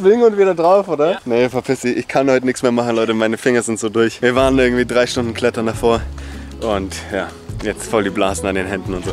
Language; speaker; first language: German; native; German